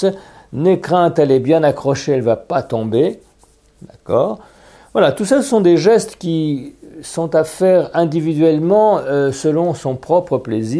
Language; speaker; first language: French; native; French